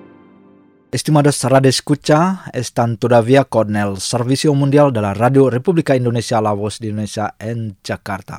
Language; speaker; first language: Spanish; non-native, fluent; Indonesian